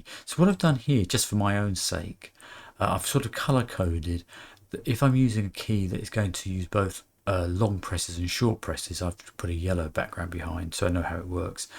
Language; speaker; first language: English; native; English